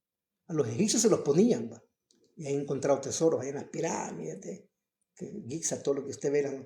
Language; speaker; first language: Spanish; native; Spanish